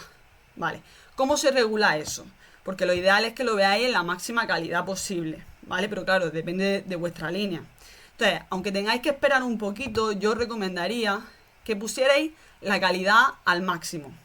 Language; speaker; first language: Spanish; native; Spanish